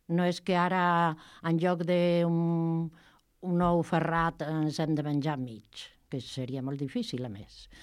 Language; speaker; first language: Catalan; non-native, local second language; Spanish